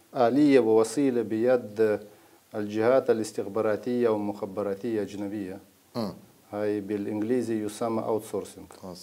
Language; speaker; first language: Arabic; non-native, fluent; Russian